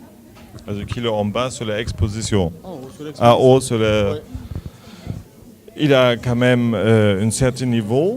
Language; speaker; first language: French; non-native, learner; German